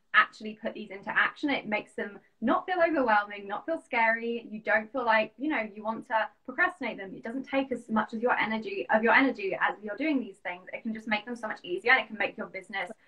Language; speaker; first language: English; native; English